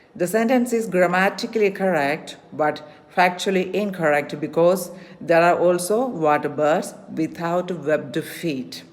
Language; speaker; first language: English; non-native, local second language; Malayalam